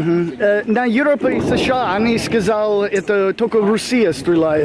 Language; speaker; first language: Russian; non-native, learner; English